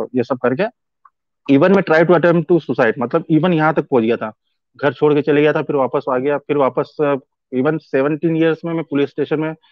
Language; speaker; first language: Hindi; native; Hindi